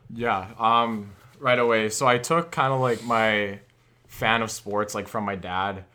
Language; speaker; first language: English; native; English